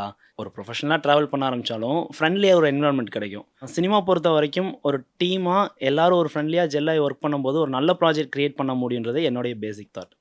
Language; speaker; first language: Tamil; native; Tamil